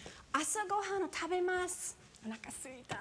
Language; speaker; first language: Japanese; non-native, fluent; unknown